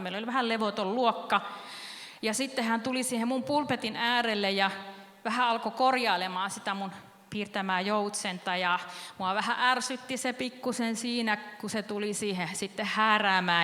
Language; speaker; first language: Finnish; native; Finnish